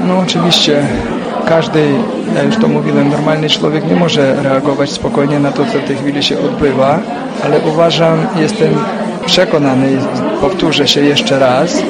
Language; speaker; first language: Polish; non-native, fluent; Ukrainian